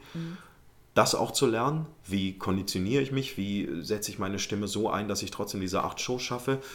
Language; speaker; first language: German; early bilingual, other home language; Arabic